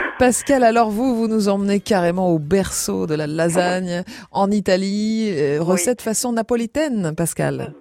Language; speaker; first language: French; native; French